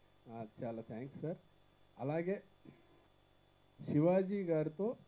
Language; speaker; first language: Telugu; native; Telugu